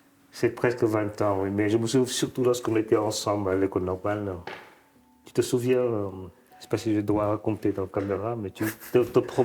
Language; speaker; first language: French; non-native, fluent; Vietnamese